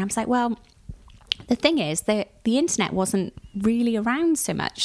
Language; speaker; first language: English; native; English